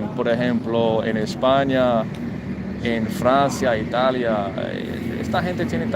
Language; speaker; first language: Spanish; non-native, fluent; English